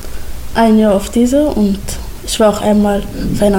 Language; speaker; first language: German; early bilingual, other home language; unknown